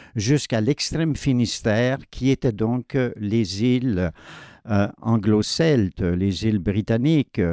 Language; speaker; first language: French; native; French